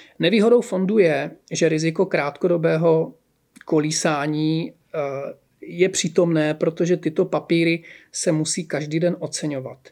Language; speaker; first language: Czech; native; Czech